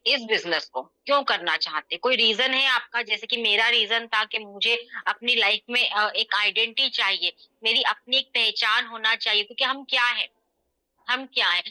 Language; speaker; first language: Hindi; native; Hindi